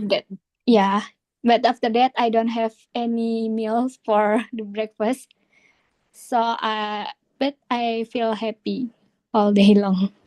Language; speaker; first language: English; non-native, learner; Indonesian